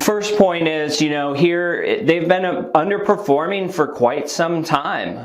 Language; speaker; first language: English; native; English